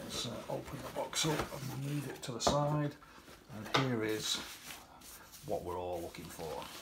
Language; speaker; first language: English; native; English